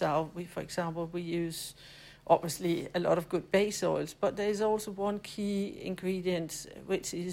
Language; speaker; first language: English; non-native, fluent; Danish